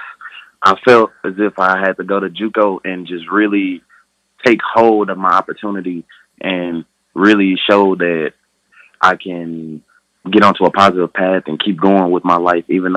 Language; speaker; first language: English; native; English